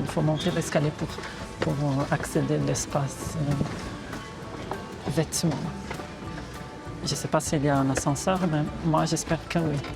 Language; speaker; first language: French; non-native, fluent; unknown